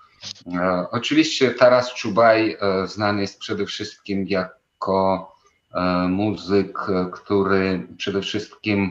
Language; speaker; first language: Polish; non-native, fluent; Ukrainian